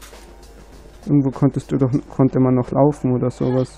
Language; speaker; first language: German; native; German